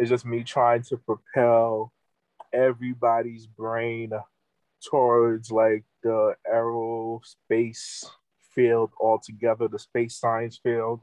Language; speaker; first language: English; non-native, fluent; Haitian Creole